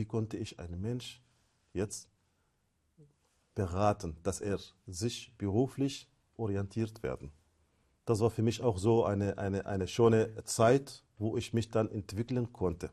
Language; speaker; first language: German; non-native, fluent; Arabic